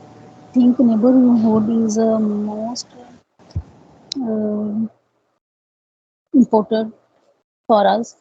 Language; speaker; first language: English; non-native, learner; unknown